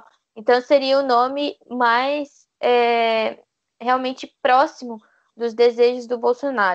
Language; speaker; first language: Portuguese; native; Portuguese